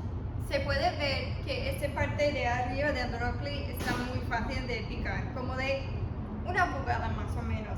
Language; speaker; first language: Spanish; early bilingual, heritage; Spanish